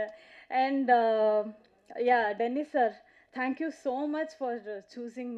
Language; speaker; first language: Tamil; non-native, learner; Kannada